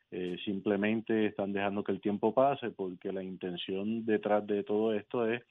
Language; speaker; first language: Spanish; native; Spanish